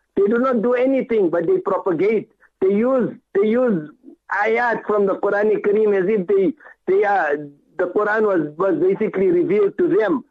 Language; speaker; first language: English; native; English